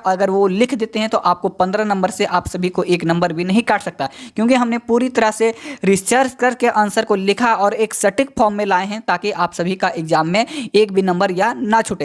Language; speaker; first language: Hindi; native; Hindi